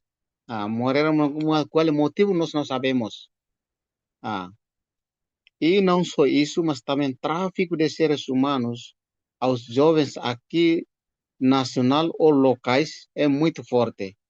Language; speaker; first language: Portuguese; non-native, fluent; Tetum